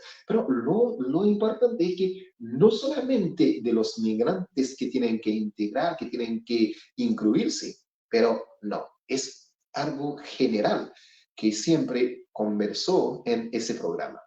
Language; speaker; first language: Spanish; non-native, fluent; Haitian Creole